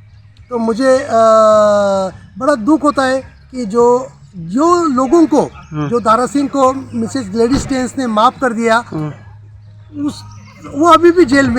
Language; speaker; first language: Hindi; non-native, local second language; Marathi